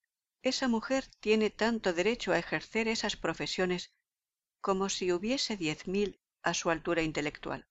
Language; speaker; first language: Spanish; native; Spanish